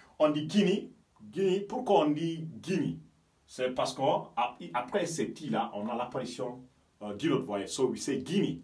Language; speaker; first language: French; non-native, local second language; Fula